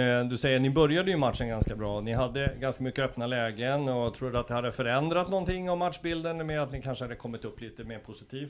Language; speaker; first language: Swedish; native; Swedish